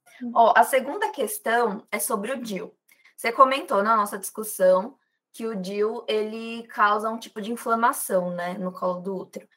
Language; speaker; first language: Portuguese; native; Portuguese